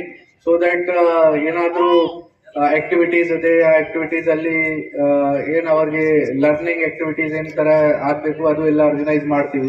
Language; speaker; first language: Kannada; non-native, fluent; Hindi